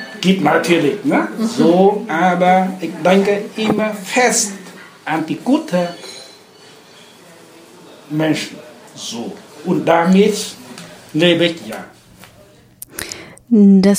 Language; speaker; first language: German; non-native, learner; Vietnamese